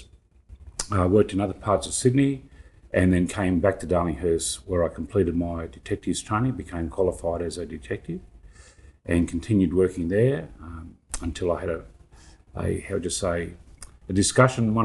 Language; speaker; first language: English; native; English